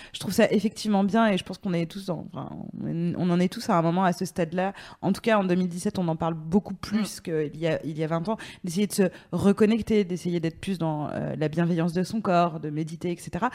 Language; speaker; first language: French; native; French